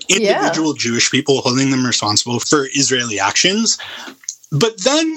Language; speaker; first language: English; native; English